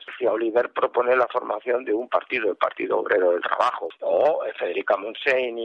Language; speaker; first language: Spanish; native; Spanish